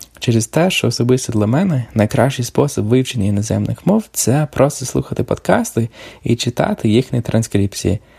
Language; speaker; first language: Ukrainian; non-native, learner; English